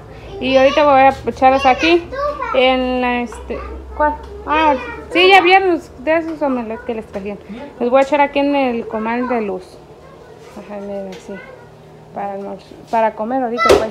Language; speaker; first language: Spanish; native; Spanish